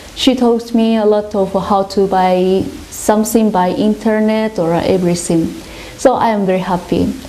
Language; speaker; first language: English; non-native, learner; Japanese